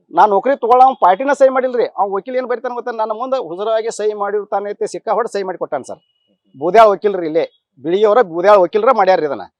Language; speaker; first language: Kannada; native; Kannada